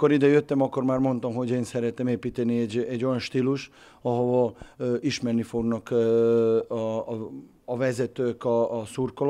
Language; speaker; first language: Hungarian; non-native, fluent; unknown